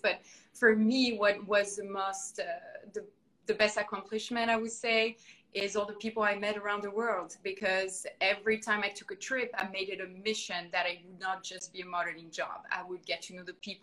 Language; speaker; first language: English; non-native, fluent; French